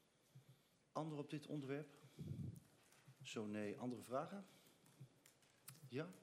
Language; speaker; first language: Dutch; native; Dutch